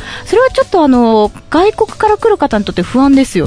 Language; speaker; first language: Japanese; native; Japanese